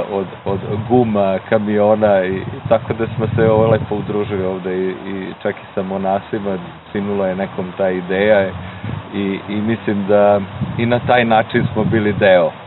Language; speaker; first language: Croatian; early bilingual, heritage; Croatian